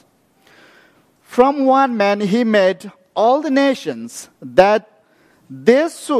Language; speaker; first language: English; non-native, local second language; Nepali